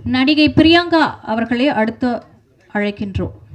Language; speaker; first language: Tamil; native; Tamil